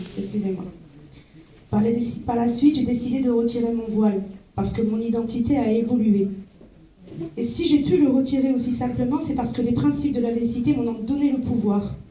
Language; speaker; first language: French; early bilingual, other home language; Arabic